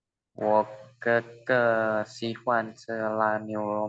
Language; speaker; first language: Chinese; non-native, learner; Indonesian